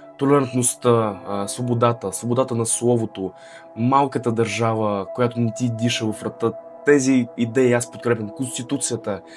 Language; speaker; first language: Bulgarian; early bilingual, other home language; Russian